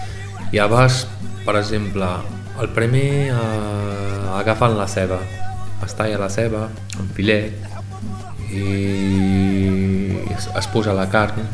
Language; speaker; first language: Catalan; non-native, learner; Arabic